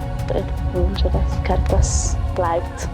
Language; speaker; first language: German; non-native, fluent; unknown